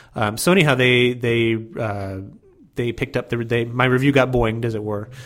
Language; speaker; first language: English; native; English